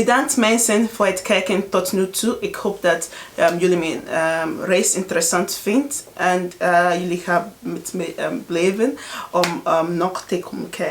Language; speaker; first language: Dutch; non-native, learner; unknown